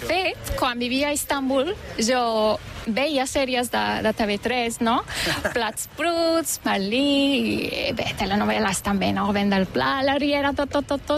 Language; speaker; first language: Catalan; non-native, fluent; Turkish